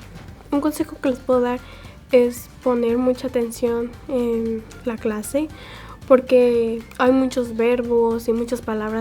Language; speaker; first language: Spanish; early bilingual, other home language; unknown